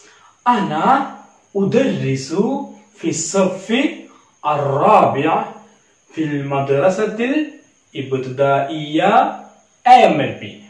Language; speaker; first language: Arabic; non-native, learner; Malayalam